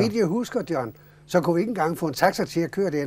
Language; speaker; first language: Danish; native; Danish